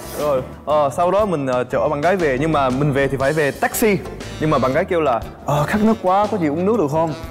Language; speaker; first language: Vietnamese; non-native, fluent; Korean